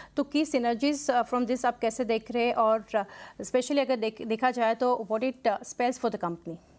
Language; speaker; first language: Hindi; non-native, local second language; Gujarati